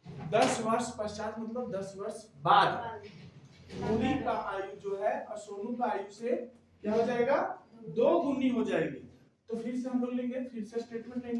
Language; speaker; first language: Hindi; native; Hindi